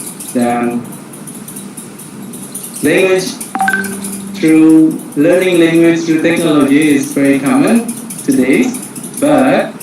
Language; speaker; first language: English; non-native, fluent; Indonesian